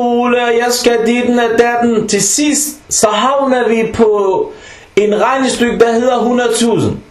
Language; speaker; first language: Danish; non-native, local second language; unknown